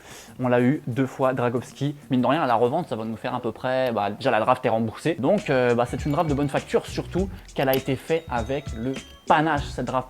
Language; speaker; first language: French; native; French